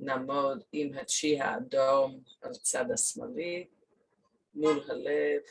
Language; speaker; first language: Hebrew; non-native, fluent; English